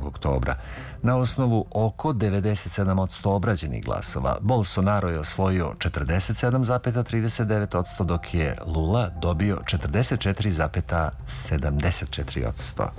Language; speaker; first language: Serbian; native; Serbian